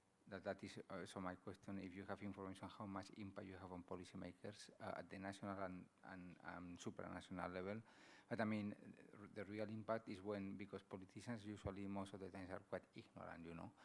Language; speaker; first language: English; non-native, fluent; Spanish